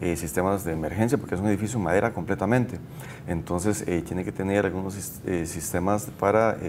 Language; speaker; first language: Spanish; native; Spanish